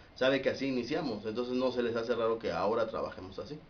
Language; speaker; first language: Spanish; native; Spanish